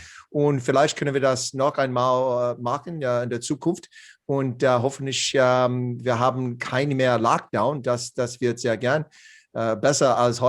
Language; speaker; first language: German; non-native, learner; English